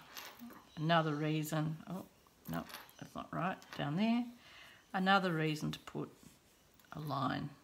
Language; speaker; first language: English; native; English